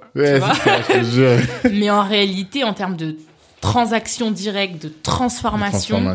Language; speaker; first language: French; native; French